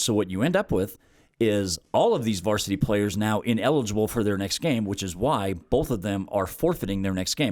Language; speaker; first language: English; native; English